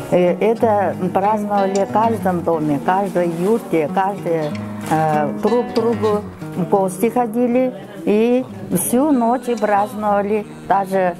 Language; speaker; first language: Russian; non-native, local second language; Tuvinian